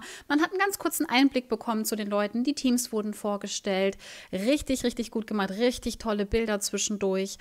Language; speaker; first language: German; native; German